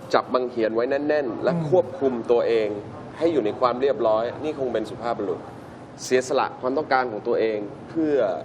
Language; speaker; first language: Thai; native; Thai